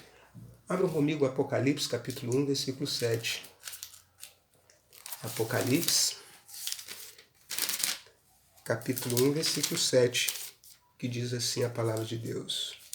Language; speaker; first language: Portuguese; native; Portuguese